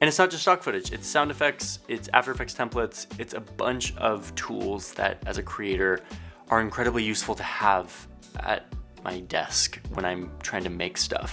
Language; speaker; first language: English; native; English